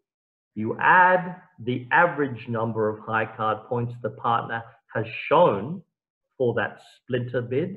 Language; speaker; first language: English; native; English